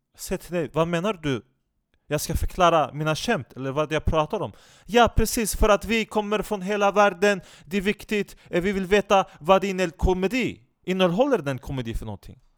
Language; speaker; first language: Swedish; non-native, fluent; Turkish